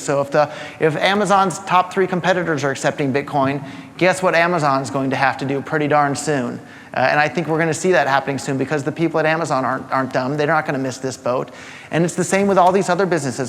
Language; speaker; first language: English; native; English